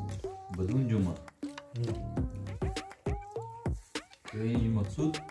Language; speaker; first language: Arabic; non-native, learner; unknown